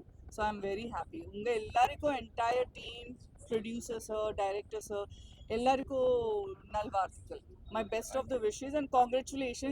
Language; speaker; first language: Tamil; non-native, fluent; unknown